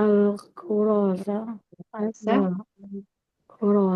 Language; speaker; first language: Arabic; non-native, learner; Indonesian